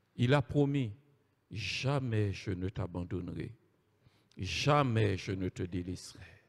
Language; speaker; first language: French; native; French